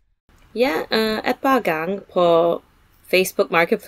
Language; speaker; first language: Danish; non-native, fluent; English